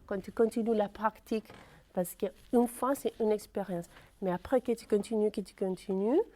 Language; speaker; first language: French; non-native, fluent; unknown